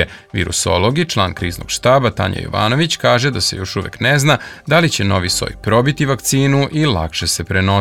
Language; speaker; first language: Serbian; native; Serbian